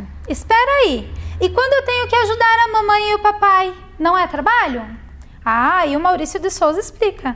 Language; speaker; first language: Portuguese; native; Portuguese